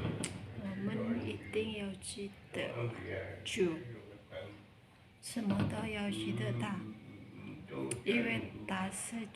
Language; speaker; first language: Chinese; non-native, learner; Indonesian